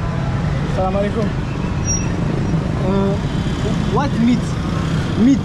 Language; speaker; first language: English; non-native, learner; French